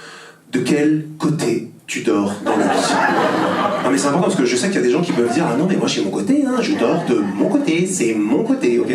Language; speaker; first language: French; native; French